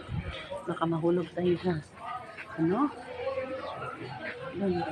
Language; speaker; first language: Filipino; non-native, local second language; Cebuano